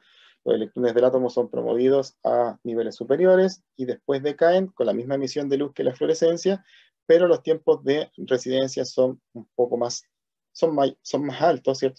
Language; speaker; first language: Spanish; native; Spanish